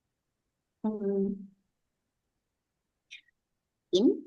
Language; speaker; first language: Japanese; non-native, learner; Indonesian